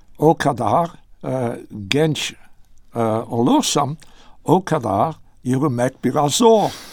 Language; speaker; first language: Turkish; non-native, learner; English